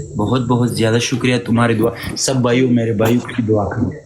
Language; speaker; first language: Hindi; non-native, learner; Pashto